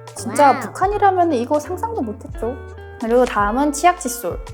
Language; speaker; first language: Korean; native; Korean